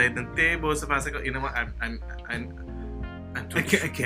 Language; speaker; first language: English; non-native, local second language; Filipino